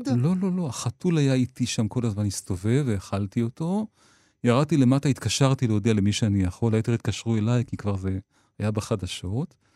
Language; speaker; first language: Hebrew; native; Hebrew